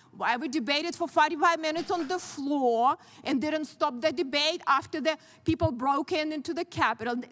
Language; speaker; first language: English; non-native, fluent; Ukrainian